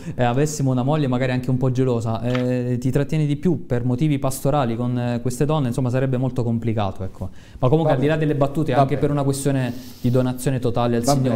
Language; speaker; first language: Italian; native; Italian